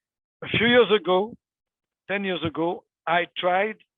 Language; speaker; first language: English; non-native, fluent; French